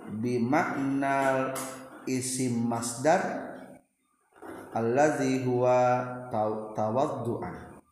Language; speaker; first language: Arabic; non-native, learner; Indonesian